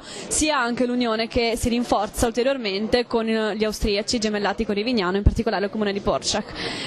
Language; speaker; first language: Italian; native; Italian